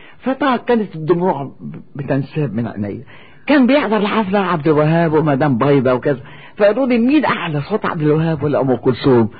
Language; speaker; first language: Arabic; native; Arabic